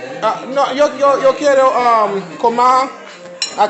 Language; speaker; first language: Spanish; non-native, learner; Haitian Creole